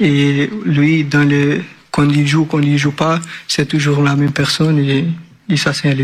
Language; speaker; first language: French; non-native, learner; Portuguese